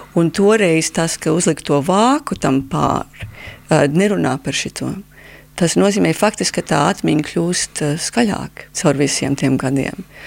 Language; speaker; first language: Latvian; early bilingual, heritage; Latvian